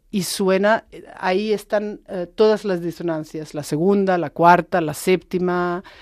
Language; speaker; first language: Spanish; non-native, fluent; Macedonian